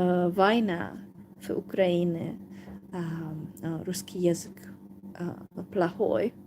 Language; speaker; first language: Russian; non-native, learner; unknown